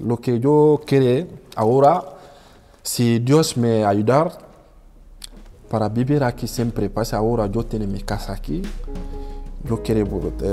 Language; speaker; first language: Spanish; non-native, learner; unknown